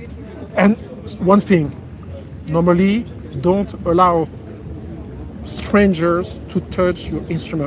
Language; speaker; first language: English; non-native, learner; French